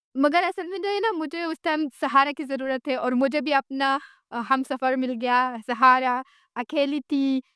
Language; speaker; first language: Urdu; non-native, fluent; Romanian